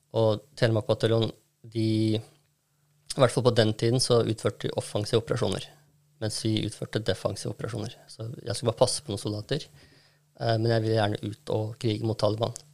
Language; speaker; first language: Norwegian; early bilingual, other home language; Kurdish